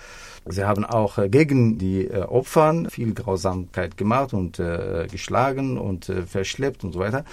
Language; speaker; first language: German; non-native, fluent; Arabic